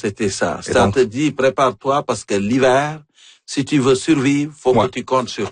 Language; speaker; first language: French; native; French